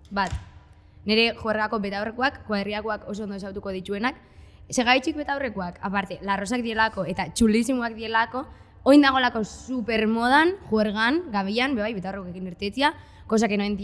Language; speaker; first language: Basque; native; Basque